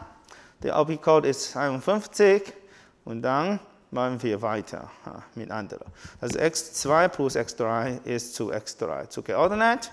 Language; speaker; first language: German; non-native, learner; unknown